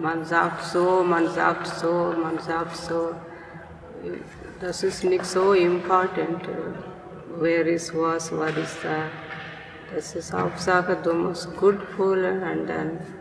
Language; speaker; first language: German; non-native, learner; Telugu